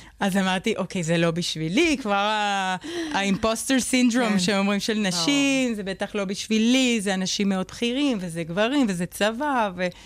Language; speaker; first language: Hebrew; non-native, fluent; Spanish